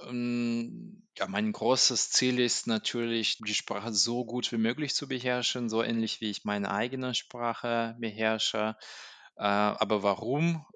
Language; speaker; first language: German; non-native, fluent; Russian